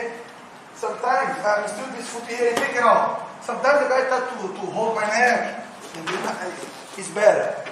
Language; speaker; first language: English; non-native, learner; Portuguese